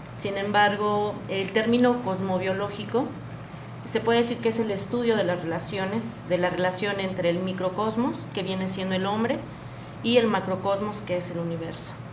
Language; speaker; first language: Spanish; native; Spanish